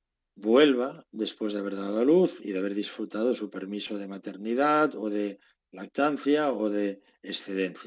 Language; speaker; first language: Spanish; native; Spanish